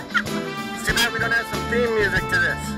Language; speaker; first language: English; native; English